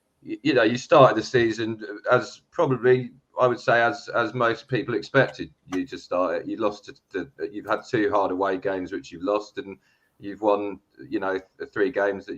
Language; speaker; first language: English; native; English